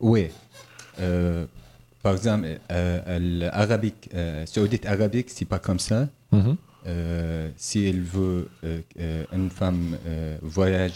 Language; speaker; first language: French; non-native, learner; Arabic